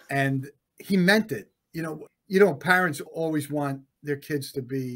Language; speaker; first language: English; native; English